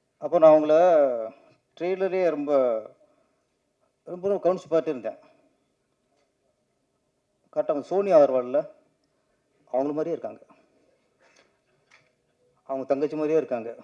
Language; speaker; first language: Tamil; native; Tamil